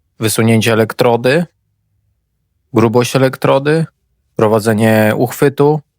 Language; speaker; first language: Polish; native; Polish